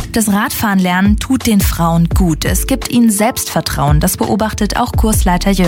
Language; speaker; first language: German; native; German